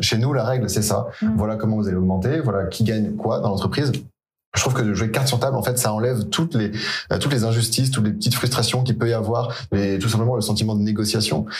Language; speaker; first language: French; native; French